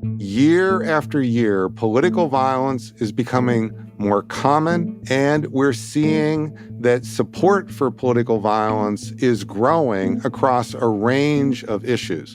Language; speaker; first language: English; native; English